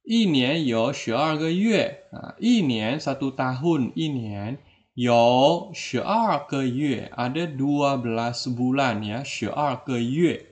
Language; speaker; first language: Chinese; non-native, fluent; Indonesian